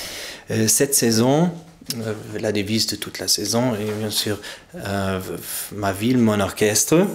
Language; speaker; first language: French; non-native, fluent; German